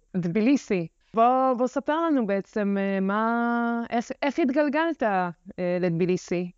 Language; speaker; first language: Hebrew; early bilingual, other home language; Russian